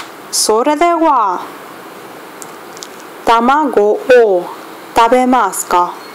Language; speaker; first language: Japanese; non-native, learner; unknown